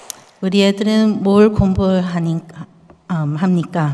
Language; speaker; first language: Korean; early bilingual, heritage; Korean